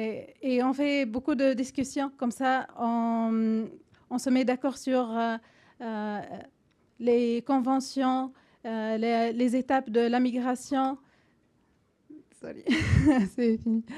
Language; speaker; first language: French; non-native, fluent; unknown